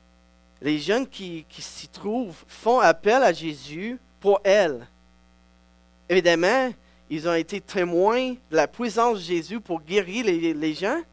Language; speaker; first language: French; non-native, local second language; English